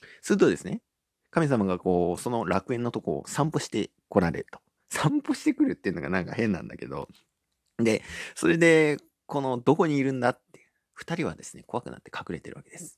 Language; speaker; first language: Japanese; native; Japanese